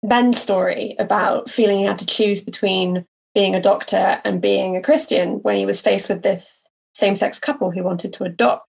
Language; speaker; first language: English; native; English